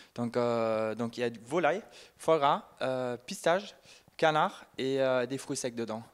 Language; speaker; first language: French; non-native, fluent; German